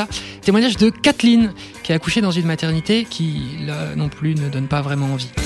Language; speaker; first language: French; native; French